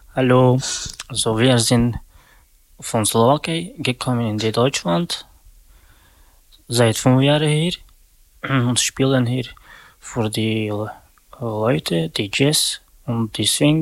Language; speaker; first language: German; non-native, learner; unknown